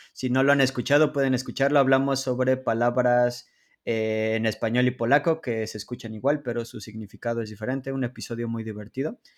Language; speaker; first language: Spanish; native; Spanish